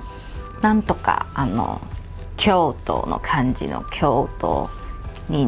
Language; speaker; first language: Japanese; non-native, fluent; Chinese